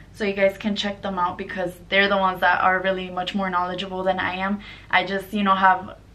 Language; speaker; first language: English; native; English